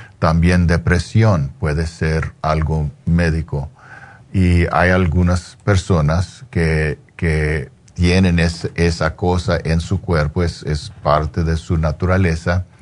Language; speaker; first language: Spanish; early bilingual, heritage; Spanish